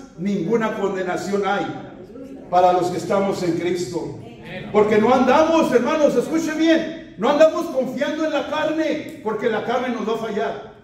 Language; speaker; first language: Spanish; native; Spanish